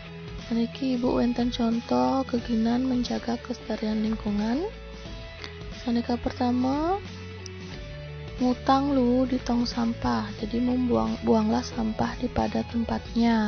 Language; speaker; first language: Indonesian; non-native, local second language; Balinese